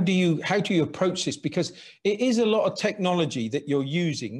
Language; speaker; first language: English; native; English